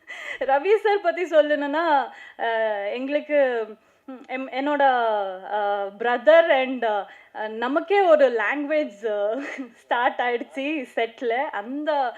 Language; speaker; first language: Tamil; non-native, learner; Kannada